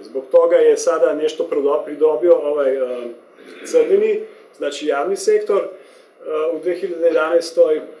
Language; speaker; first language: Serbian; non-native, fluent; Slovenian